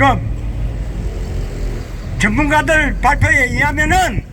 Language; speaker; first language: Korean; native; Korean